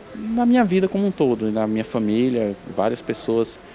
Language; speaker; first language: Portuguese; native; Portuguese